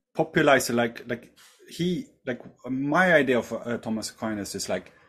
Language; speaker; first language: English; non-native, fluent; Swedish